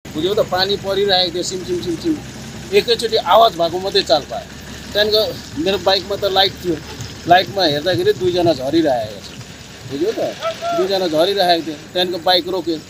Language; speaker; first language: Nepali; native; Nepali